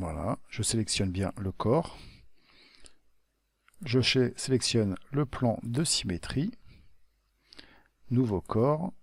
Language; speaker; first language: French; native; French